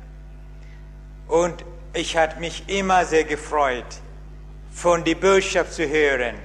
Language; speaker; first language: German; non-native, learner; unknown